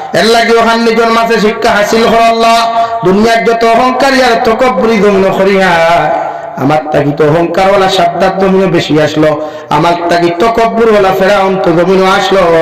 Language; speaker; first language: Bangla; native; Bangla